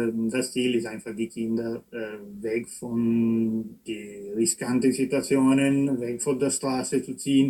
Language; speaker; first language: German; non-native, fluent; Italian